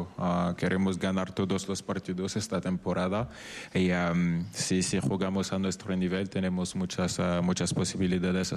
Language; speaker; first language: Spanish; non-native, fluent; French